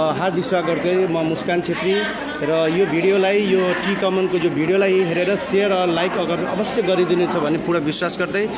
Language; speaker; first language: Nepali; native; Nepali